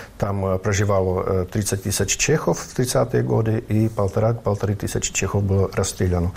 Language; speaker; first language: Russian; non-native, fluent; Czech